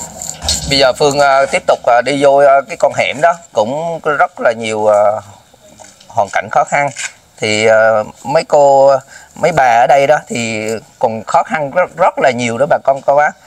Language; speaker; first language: Vietnamese; native; Vietnamese